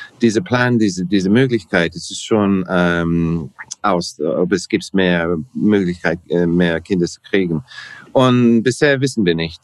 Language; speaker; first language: German; non-native, learner; English